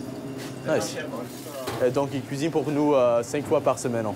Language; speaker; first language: French; non-native, learner; English